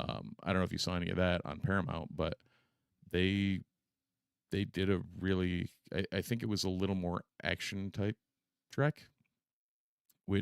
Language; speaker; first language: English; native; English